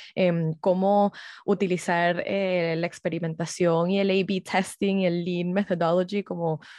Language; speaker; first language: Spanish; early bilingual, heritage; Spanish